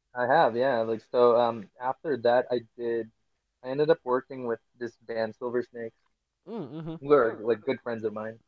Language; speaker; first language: English; non-native, local second language; Filipino